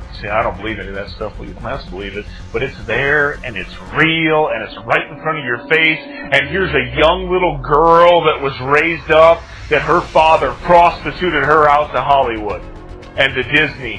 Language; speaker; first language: English; native; English